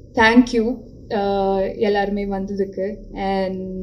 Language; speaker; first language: Tamil; non-native, local second language; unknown